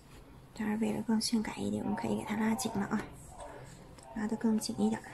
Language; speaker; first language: Chinese; native; Chinese